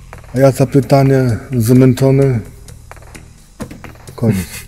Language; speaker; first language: Polish; non-native, learner; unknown